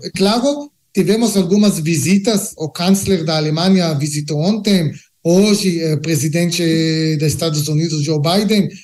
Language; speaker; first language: Portuguese; non-native, learner; Hebrew